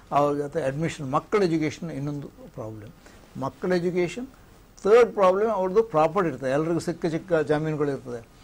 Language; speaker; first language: Kannada; non-native, local second language; Kodava